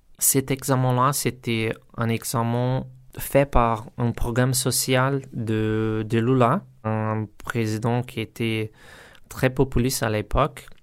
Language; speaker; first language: French; non-native, learner; Portuguese